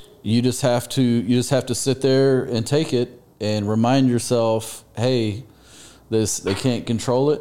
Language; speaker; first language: English; native; English